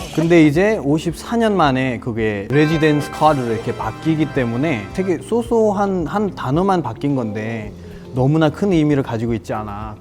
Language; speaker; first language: Korean; non-native, fluent; Nepali